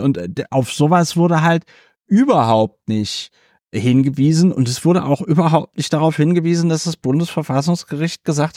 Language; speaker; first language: German; native; German